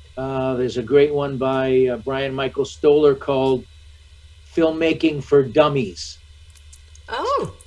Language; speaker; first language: English; native; English